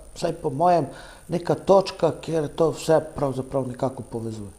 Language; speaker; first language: Slovenian; non-native, local second language; Romany